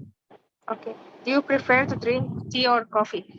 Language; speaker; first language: English; non-native, learner; Arabic